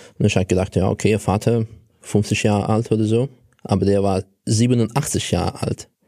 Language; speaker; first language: German; non-native, fluent; Russian